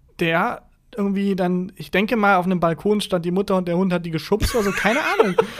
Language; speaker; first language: German; early bilingual, other home language; Turkish